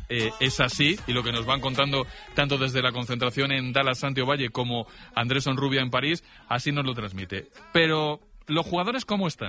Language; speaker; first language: Spanish; native; Spanish